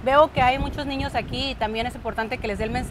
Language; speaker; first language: Spanish; native; Spanish